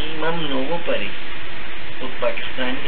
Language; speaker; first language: Bulgarian; non-native, learner; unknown